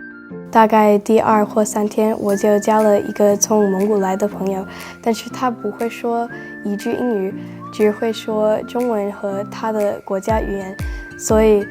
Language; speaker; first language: Chinese; non-native, fluent; English